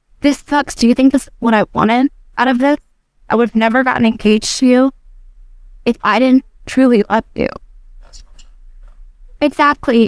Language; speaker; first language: English; native; English